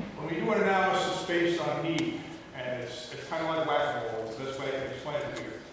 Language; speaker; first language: English; native; English